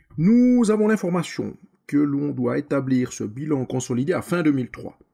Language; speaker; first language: French; native; French